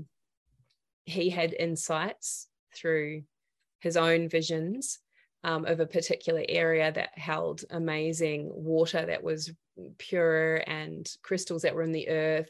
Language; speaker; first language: English; native; English